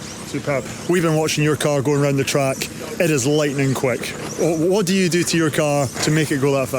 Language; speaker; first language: English; native; English